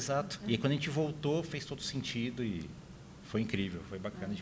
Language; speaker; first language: Portuguese; native; Portuguese